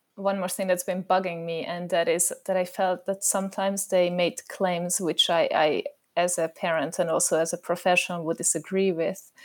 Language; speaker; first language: English; non-native, fluent; Hungarian